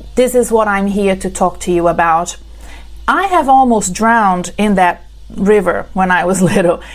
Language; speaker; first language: English; non-native, fluent; Portuguese